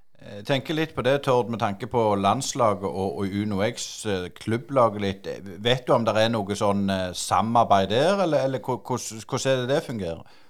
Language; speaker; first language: Norwegian; native; Norwegian